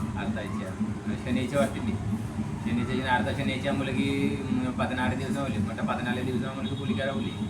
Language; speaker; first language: Malayalam; non-native, fluent; Bangla